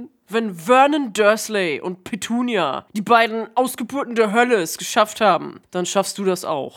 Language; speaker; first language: German; native; German